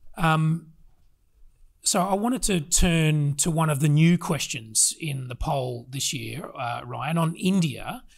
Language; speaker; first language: English; native; English